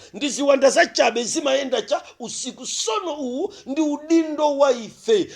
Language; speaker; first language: Nyanja; native; Nyanja